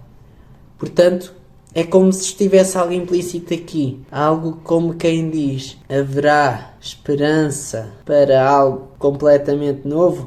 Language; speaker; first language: Portuguese; native; Portuguese